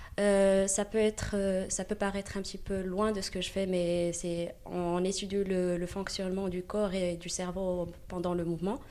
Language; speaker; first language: French; non-native, local second language; Arabic